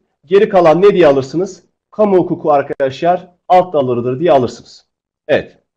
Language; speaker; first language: Turkish; native; Turkish